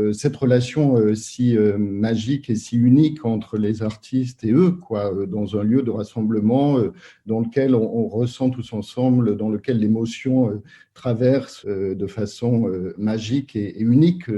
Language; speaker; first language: French; native; French